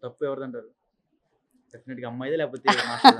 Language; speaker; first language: Telugu; native; Telugu